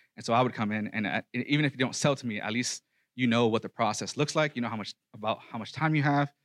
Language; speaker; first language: English; native; English